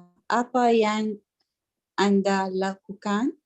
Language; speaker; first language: Indonesian; non-native, learner; Arabic